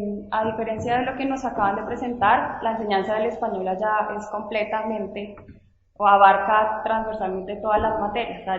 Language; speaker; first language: Spanish; native; Spanish